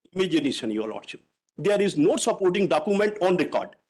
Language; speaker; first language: English; non-native, local second language; Hindi